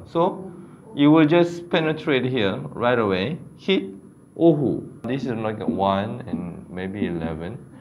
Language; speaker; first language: English; non-native, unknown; Korean